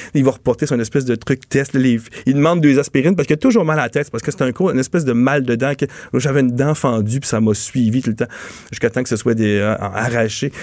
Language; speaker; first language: French; native; French